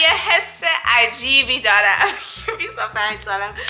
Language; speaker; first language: Persian; early bilingual, heritage; Persian